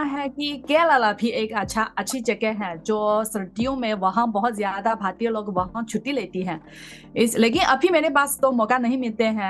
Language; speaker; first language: Hindi; non-native, fluent; Chinese